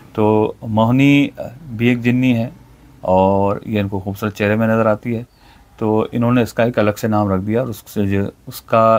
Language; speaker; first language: Urdu; native; Urdu